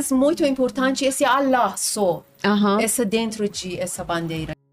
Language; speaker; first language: Portuguese; non-native, learner; Persian